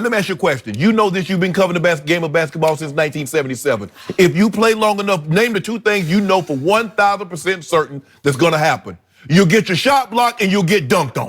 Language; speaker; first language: English; native; English